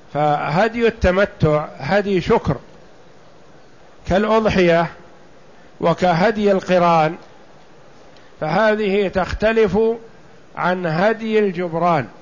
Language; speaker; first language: Arabic; native; Arabic